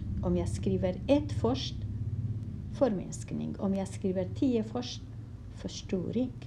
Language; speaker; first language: Swedish; non-native, fluent; Kurdish